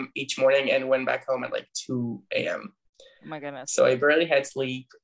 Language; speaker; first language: English; non-native, fluent; Hebrew